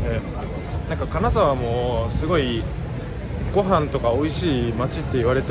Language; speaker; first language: Japanese; native; Japanese